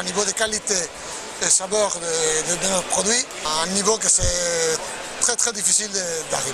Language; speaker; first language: French; non-native, learner; Spanish